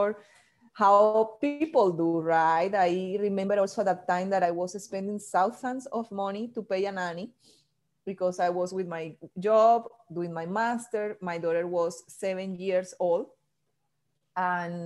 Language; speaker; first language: English; non-native, fluent; Spanish